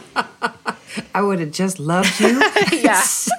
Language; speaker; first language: English; native; English